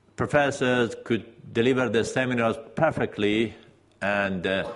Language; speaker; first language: English; non-native, fluent; Persian